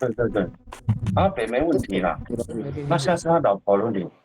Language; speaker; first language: Chinese; native; Chinese